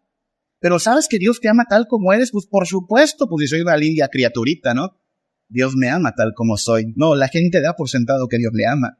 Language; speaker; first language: Spanish; native; Spanish